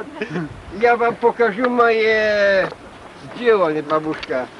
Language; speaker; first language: Russian; non-native, learner; Polish